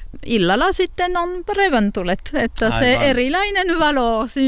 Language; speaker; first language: Finnish; non-native, learner; French